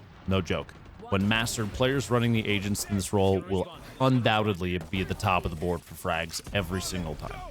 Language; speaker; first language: English; native; English